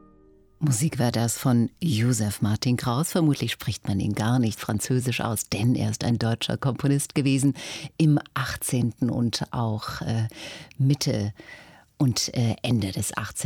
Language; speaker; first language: German; native; German